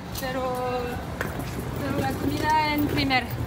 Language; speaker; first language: Spanish; non-native, learner; Japanese